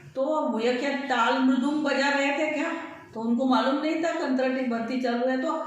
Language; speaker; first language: Hindi; non-native, local second language; Marathi